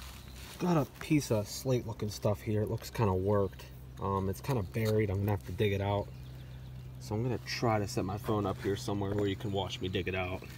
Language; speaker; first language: English; native; English